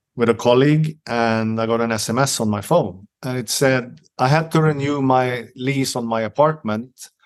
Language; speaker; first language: English; non-native, fluent; Swedish